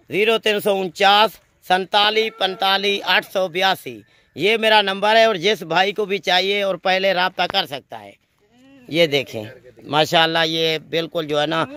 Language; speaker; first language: Urdu; non-native, local second language; Punjabi